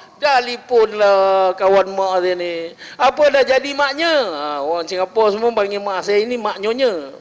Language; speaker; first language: Malay; native; Malay